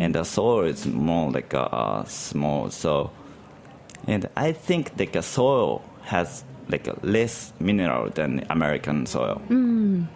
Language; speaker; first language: English; non-native, learner; Japanese